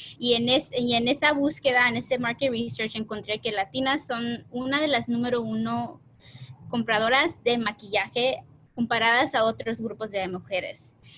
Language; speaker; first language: Spanish; early bilingual, heritage; Spanish